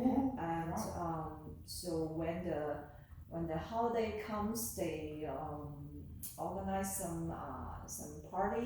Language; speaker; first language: English; non-native, learner; Chinese